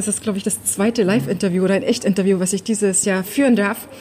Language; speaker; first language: German; native; German